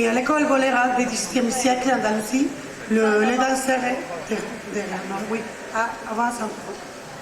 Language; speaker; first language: French; non-native, learner; Spanish